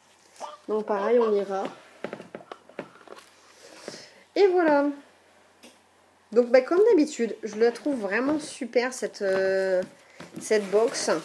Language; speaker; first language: French; native; French